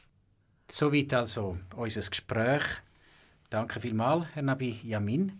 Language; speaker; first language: German; native; German